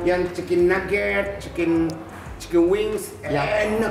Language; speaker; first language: Indonesian; non-native, learner; Japanese